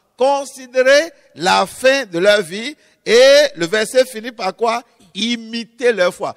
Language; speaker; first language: French; non-native, local second language; Fon